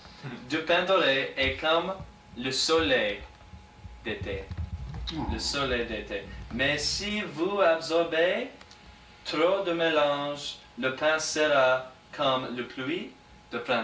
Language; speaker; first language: French; non-native, learner; English